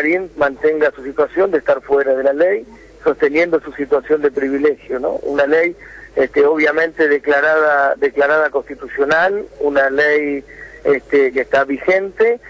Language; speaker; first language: Spanish; native; Spanish